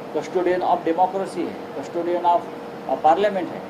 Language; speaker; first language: Hindi; non-native, local second language; Marathi